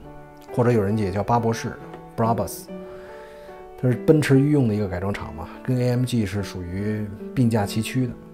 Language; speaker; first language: Chinese; native; Chinese